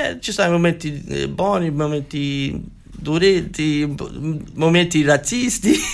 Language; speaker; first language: Italian; early bilingual, heritage; Italian